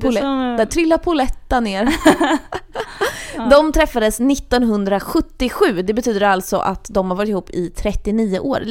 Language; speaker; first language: Swedish; native; Swedish